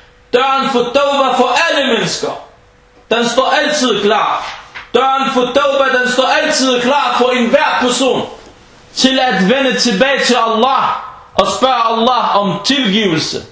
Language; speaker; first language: Danish; early bilingual, other home language; Arabic